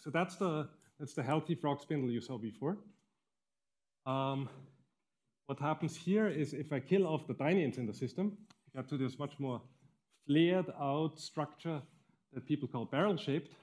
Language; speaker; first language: English; non-native, fluent; German